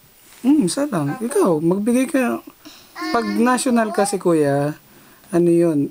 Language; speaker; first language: Filipino; native; Filipino